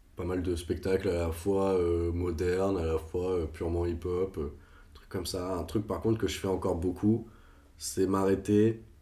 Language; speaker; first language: French; non-native, fluent; Portuguese